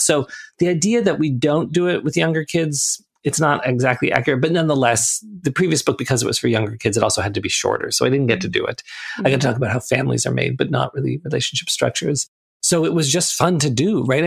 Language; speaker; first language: English; native; English